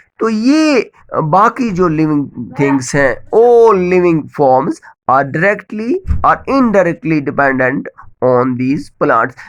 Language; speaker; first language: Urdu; non-native, local second language; Kashmiri